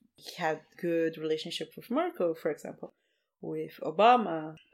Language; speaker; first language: English; non-native, fluent; Portuguese